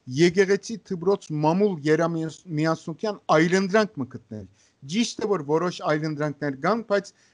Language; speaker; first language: Armenian; native; Armenian